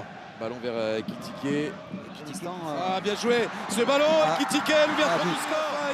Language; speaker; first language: French; native; French